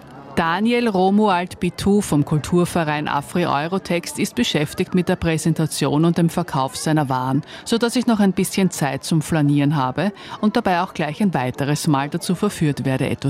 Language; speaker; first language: German; native; German